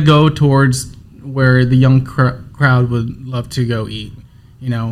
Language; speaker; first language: English; native; English